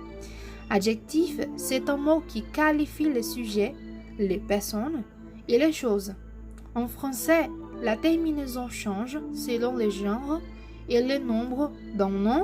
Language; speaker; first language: French; non-native, fluent; Portuguese